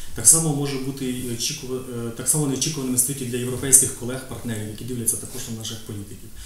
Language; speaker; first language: Ukrainian; native; Ukrainian